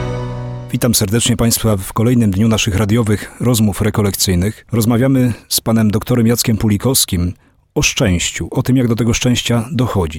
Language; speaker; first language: Polish; native; Polish